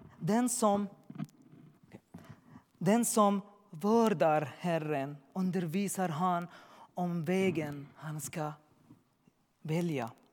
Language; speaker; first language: Swedish; non-native, learner; Arabic